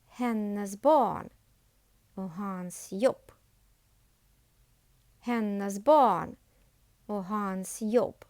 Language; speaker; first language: Swedish; non-native, fluent; Ukrainian